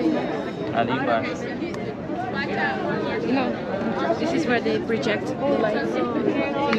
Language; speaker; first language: English; non-native, learner; Portuguese